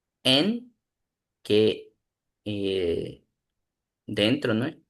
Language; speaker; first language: Spanish; non-native, learner; Portuguese